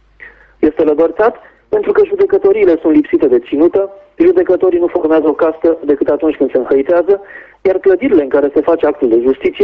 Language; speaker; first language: Romanian; native; Romanian